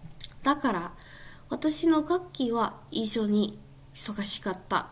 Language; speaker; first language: Japanese; non-native, learner; English